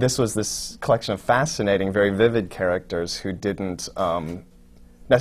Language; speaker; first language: English; native; English